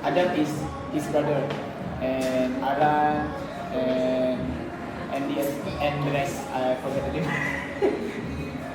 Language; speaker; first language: English; non-native, fluent; Indonesian